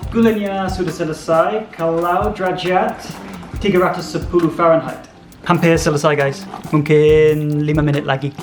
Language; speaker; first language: Indonesian; non-native, learner; English